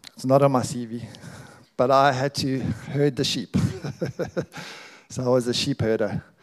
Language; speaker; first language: English; native; English